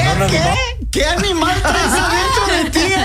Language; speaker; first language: Spanish; early bilingual, heritage; Spanish